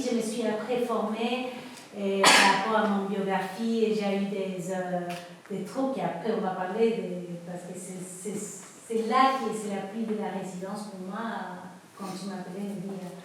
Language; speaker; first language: French; non-native, fluent; Spanish